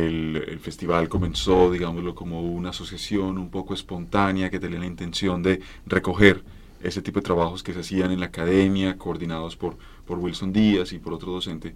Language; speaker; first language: Spanish; native; Spanish